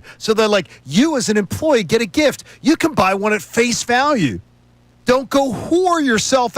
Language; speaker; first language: English; native; English